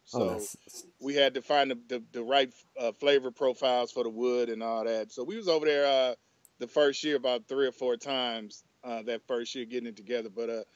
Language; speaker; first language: English; native; English